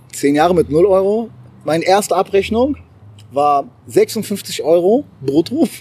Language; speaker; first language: German; early bilingual, other home language; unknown